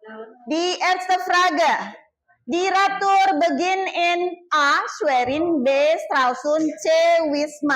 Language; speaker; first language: German; non-native, fluent; Indonesian